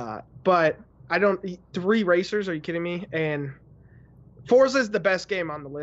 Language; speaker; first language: English; native; English